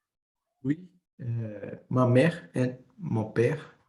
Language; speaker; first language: French; non-native, learner; Portuguese